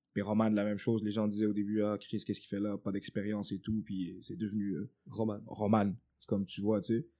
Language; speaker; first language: French; native; French